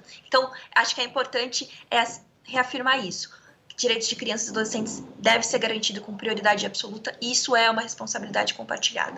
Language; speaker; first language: Portuguese; native; Portuguese